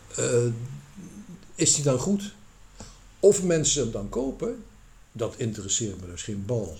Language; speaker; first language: Dutch; native; Dutch